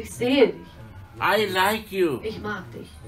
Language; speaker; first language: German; non-native, learner; Hindi